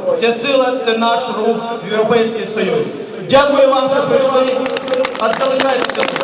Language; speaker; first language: Ukrainian; early bilingual, other home language; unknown